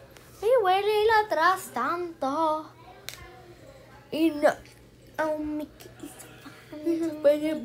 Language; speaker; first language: Spanish; early bilingual, heritage; Spanish